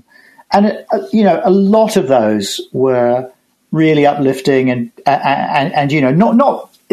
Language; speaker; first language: English; native; English